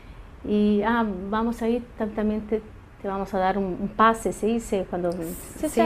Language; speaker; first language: Spanish; early bilingual, heritage; Portuguese